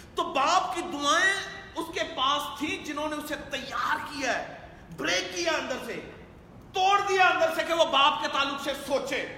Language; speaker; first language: Urdu; non-native, local second language; Punjabi